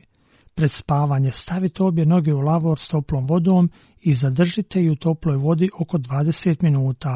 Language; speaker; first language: Croatian; non-native, fluent; Chinese